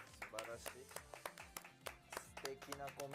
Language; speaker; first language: Japanese; native; Japanese